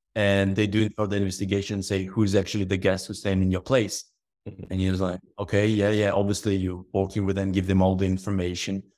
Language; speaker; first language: English; non-native, fluent; Russian